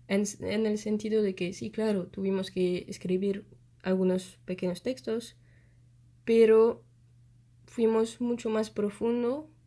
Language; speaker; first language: Spanish; non-native, fluent; French